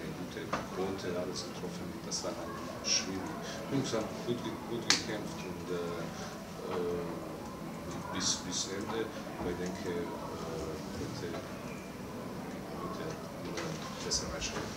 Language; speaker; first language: German; non-native, learner; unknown